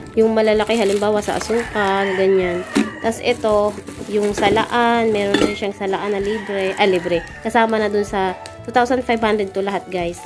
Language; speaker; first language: Filipino; non-native, local second language; Bikol